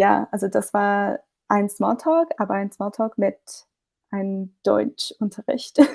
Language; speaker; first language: German; non-native, fluent; English